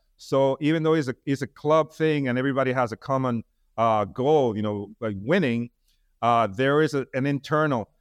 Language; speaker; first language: English; non-native, fluent; Spanish